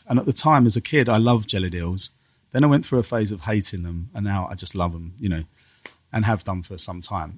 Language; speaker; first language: English; native; English